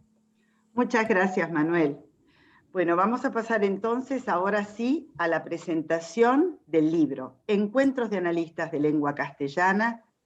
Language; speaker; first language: Spanish; native; Spanish